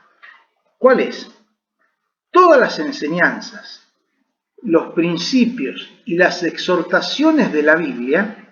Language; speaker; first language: Spanish; native; Spanish